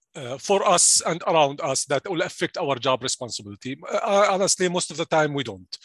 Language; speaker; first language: English; non-native, fluent; Arabic